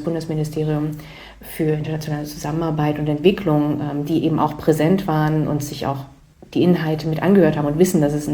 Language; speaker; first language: German; native; German